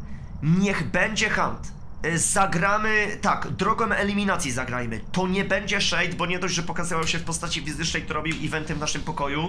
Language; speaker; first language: Polish; native; Polish